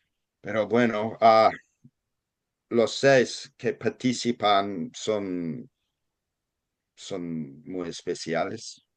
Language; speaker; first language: Spanish; non-native, fluent; English